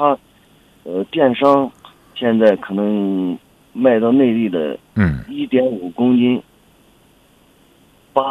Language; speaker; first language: Chinese; native; Chinese